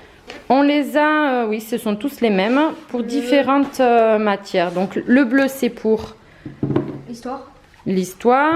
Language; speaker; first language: French; native; French